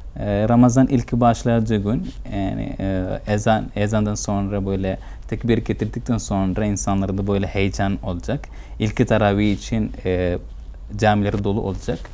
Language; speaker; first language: Turkish; non-native, fluent; Malayalam